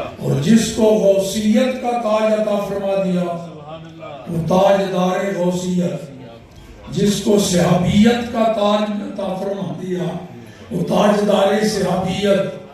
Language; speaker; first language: Urdu; non-native, local second language; Punjabi